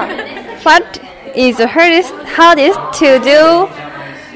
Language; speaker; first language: English; non-native, learner; Japanese